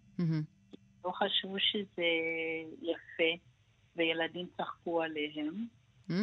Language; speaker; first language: Hebrew; non-native, fluent; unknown